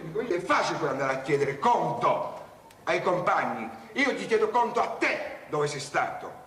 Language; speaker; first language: Italian; native; Italian